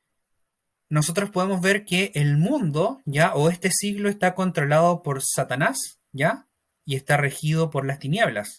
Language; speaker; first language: Spanish; native; Spanish